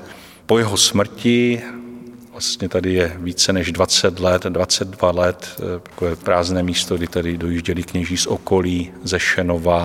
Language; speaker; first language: Czech; native; Czech